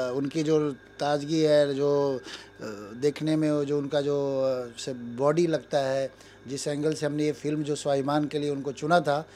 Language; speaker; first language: Hindi; native; Hindi